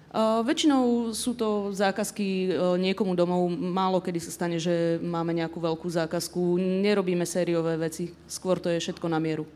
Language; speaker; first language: Slovak; native; Slovak